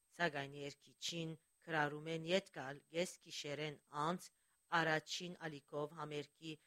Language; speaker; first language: Armenian; early bilingual, heritage; Armenian